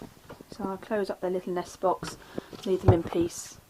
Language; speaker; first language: English; native; English